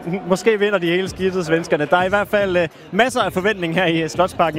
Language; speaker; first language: Danish; native; Danish